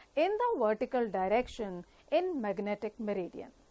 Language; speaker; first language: English; non-native, local second language; Punjabi